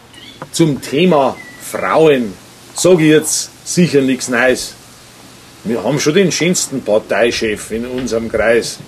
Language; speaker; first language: German; native; German